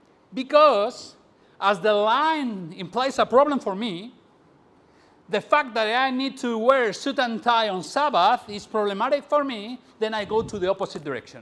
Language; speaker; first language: English; non-native, fluent; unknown